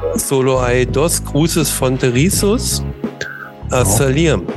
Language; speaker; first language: Spanish; non-native, learner; German